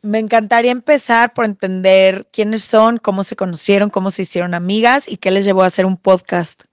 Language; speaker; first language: Spanish; native; Spanish